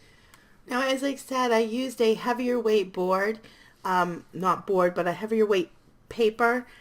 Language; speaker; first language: English; native; English